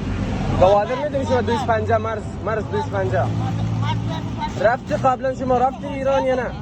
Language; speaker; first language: Persian; non-native, learner; Urdu